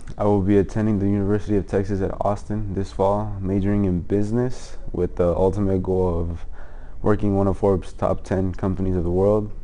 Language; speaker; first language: English; early bilingual, other home language; Spanish